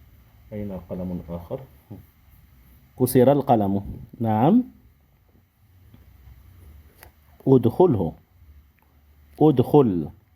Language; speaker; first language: Arabic; non-native, fluent; Indonesian